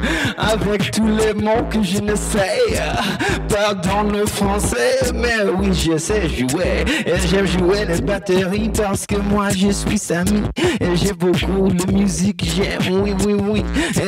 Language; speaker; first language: French; non-native, learner; English